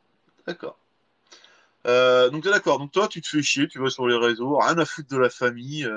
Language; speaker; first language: French; native; French